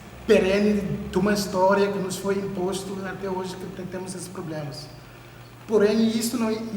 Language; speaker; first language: Portuguese; non-native, local second language; Upper Guinea Crioulo